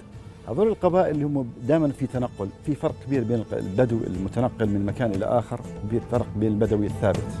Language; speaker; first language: Arabic; native; Arabic